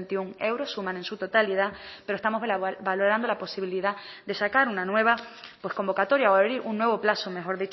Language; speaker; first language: Spanish; native; Spanish